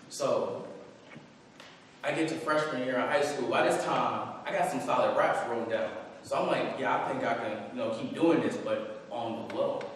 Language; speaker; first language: English; native; English